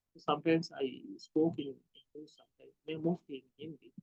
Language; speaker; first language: English; non-native, local second language; Hindi